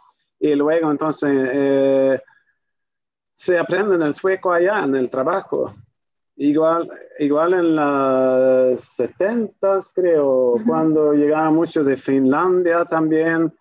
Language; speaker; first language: Spanish; non-native, fluent; Swedish